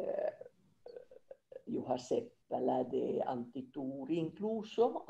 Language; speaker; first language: Spanish; non-native, fluent; Finnish